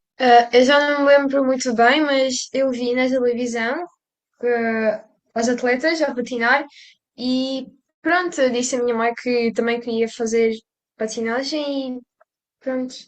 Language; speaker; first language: Portuguese; early bilingual, other home language; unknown